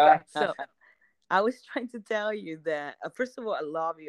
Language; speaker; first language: English; non-native, fluent; Italian